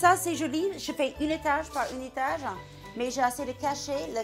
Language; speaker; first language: French; non-native, learner; English